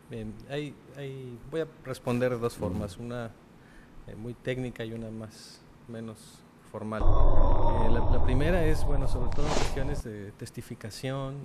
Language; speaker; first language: Spanish; native; Spanish